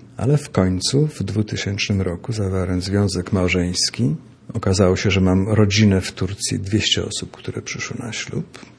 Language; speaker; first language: Polish; native; Polish